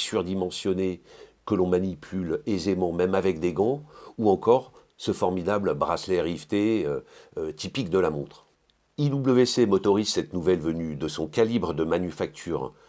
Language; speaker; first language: French; native; French